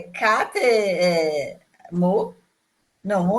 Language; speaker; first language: French; non-native, learner; Portuguese